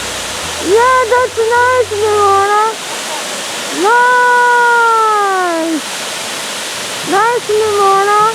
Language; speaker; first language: English; non-native, fluent; Japanese